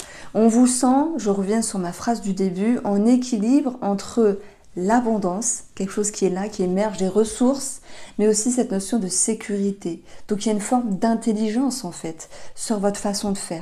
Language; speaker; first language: French; native; French